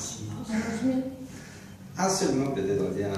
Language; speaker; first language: French; non-native, learner; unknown